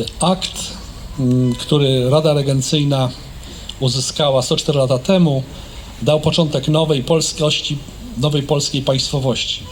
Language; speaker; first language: Polish; native; Polish